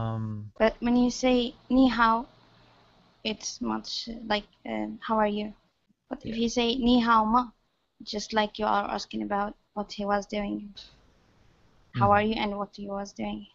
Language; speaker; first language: English; non-native, learner; Arabic